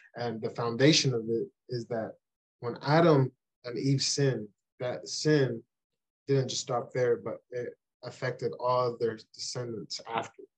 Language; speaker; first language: English; early bilingual, other home language; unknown